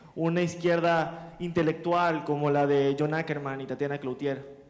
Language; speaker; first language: Spanish; native; Spanish